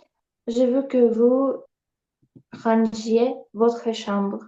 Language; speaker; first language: French; non-native, learner; Ukrainian